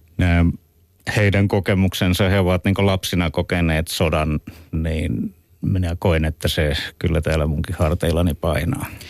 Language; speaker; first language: Finnish; native; Finnish